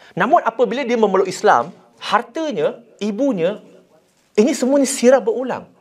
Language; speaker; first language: Malay; non-native, local second language; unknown